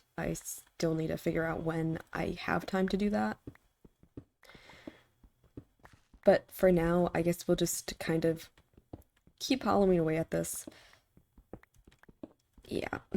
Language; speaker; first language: English; native; English